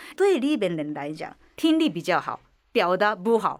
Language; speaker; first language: Chinese; non-native, fluent; Japanese